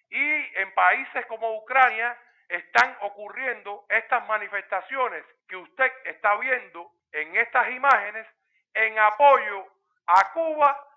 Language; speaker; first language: Spanish; native; Spanish